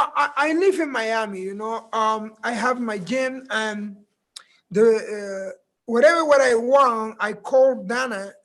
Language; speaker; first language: English; non-native, learner; Spanish